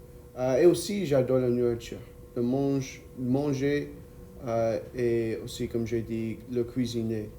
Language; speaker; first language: French; non-native, learner; English